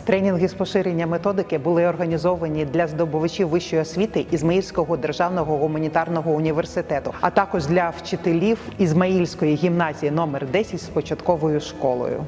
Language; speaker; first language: Ukrainian; native; Ukrainian